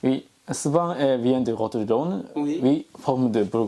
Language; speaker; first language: French; non-native, learner; Japanese